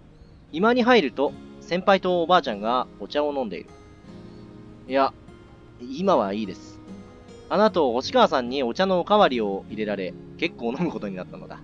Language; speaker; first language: Japanese; native; Japanese